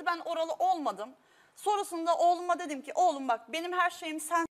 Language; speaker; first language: Turkish; native; Turkish